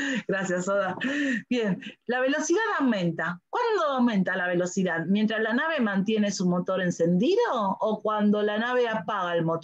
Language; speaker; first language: Spanish; native; Spanish